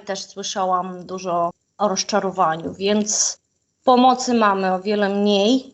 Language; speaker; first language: Polish; non-native, fluent; Ukrainian